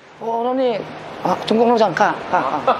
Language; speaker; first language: Korean; non-native, learner; Filipino